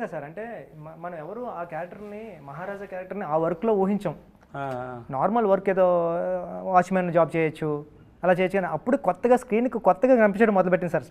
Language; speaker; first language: Telugu; native; Telugu